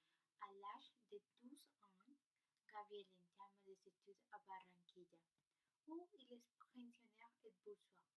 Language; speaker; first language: French; non-native, learner; Spanish